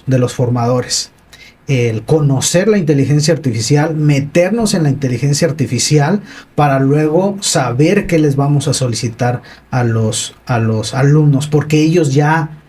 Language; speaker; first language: Spanish; native; Spanish